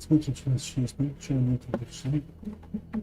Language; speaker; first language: Russian; native; Russian